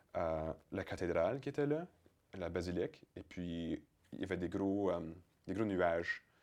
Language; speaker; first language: French; early bilingual, heritage; French